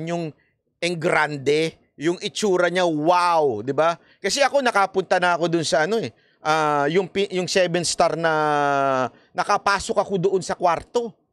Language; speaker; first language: Filipino; native; Filipino